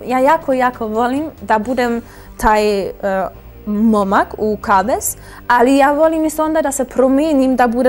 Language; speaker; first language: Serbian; early bilingual, heritage; German